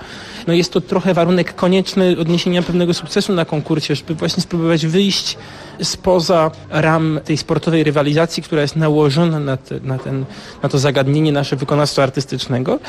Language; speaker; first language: Polish; native; Polish